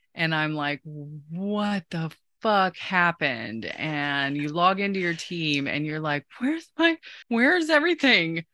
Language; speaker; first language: English; native; English